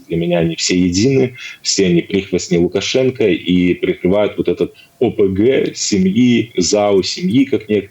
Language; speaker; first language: Russian; native; Russian